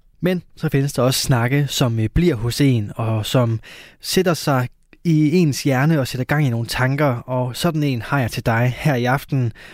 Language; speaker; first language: Danish; native; Danish